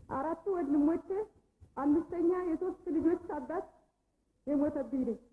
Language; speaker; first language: Amharic; native; Amharic